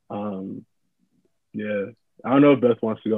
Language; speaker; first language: English; non-native, local second language; Yoruba